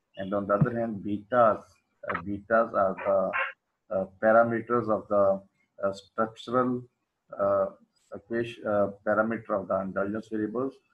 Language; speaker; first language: English; non-native, local second language; Urdu